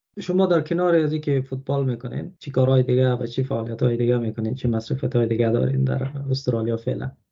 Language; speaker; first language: Persian; native; Persian